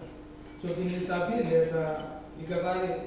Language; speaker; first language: Russian; non-native, learner; Yoruba